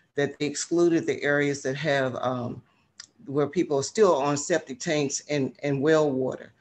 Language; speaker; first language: English; native; English